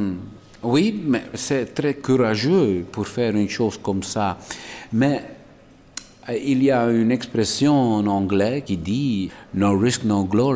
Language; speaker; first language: French; non-native, local second language; Dutch